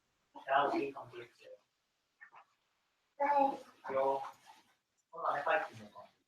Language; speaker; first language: Finnish; native; Finnish